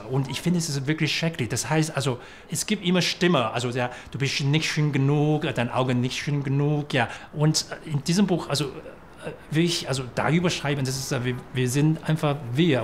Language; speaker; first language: German; non-native, fluent; Chinese